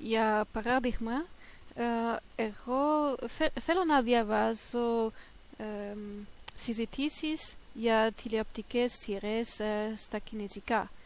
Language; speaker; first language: Greek; non-native, fluent; German